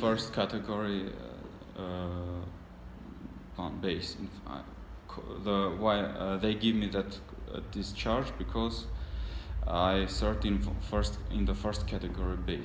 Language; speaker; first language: English; non-native, learner; Armenian